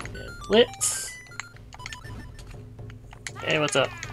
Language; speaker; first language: English; native; English